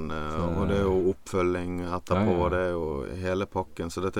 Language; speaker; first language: Norwegian; native; Norwegian